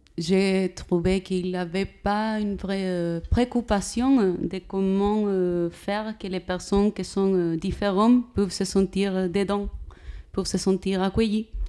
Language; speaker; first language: French; non-native, learner; Spanish